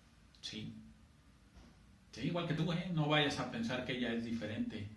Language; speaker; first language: Spanish; native; Spanish